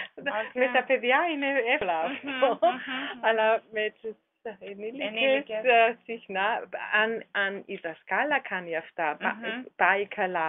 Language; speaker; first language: Greek; non-native, learner; German